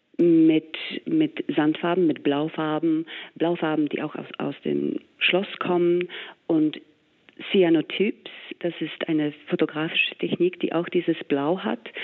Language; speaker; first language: German; non-native, fluent; English